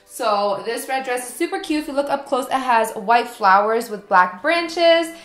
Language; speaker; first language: English; native; English